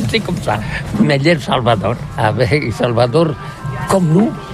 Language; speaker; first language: French; non-native, learner; Catalan